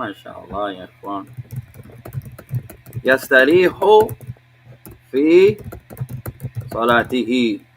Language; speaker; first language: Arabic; non-native, fluent; English